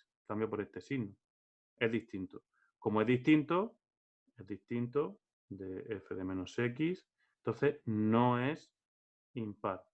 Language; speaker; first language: Spanish; native; Spanish